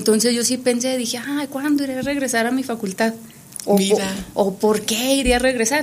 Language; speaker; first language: Spanish; native; Spanish